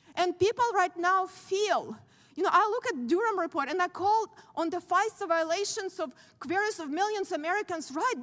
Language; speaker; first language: English; non-native, fluent; Ukrainian